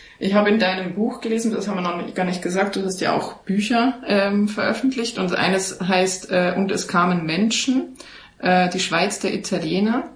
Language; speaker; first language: German; native; German